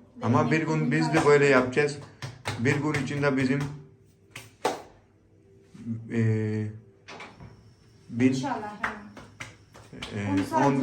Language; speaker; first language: Turkish; non-native, learner; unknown